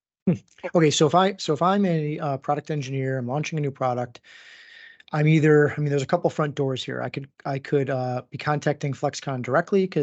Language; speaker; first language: English; native; English